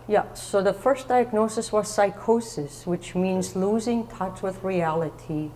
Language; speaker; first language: English; non-native, fluent; German